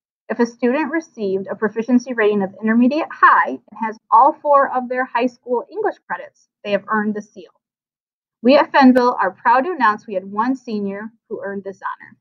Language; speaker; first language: English; native; English